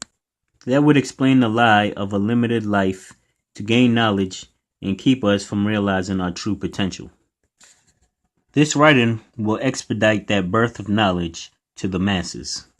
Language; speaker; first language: English; native; English